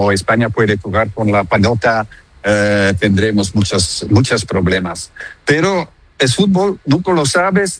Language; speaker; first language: Spanish; non-native, fluent; Dutch